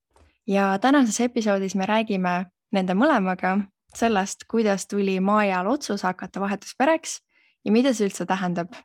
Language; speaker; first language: Estonian; native; Estonian